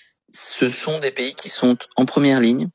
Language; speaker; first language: French; native; French